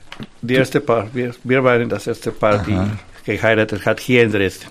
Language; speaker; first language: German; non-native, fluent; Spanish